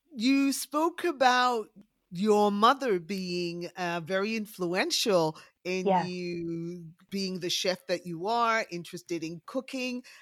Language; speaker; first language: English; native; English